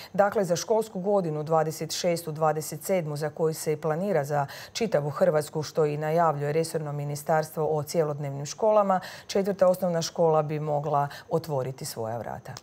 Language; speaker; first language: Croatian; native; Croatian